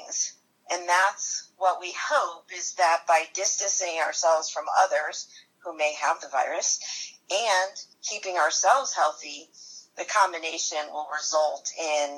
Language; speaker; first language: English; native; English